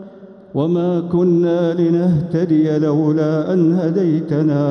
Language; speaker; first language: Arabic; native; Arabic